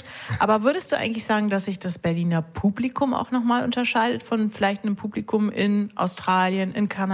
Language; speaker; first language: German; native; German